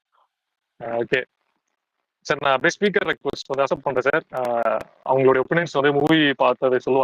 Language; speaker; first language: Tamil; native; Tamil